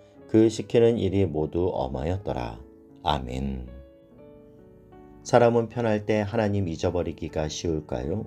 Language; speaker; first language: Korean; native; Korean